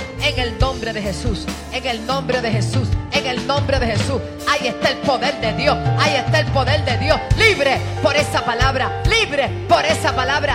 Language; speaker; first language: Spanish; native; Spanish